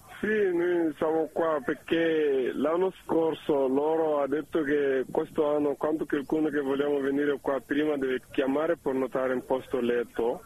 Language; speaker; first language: Italian; non-native, learner; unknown